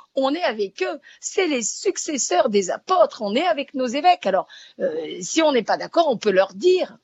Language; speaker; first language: French; native; French